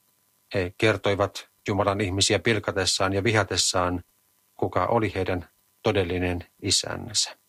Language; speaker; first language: Finnish; native; Finnish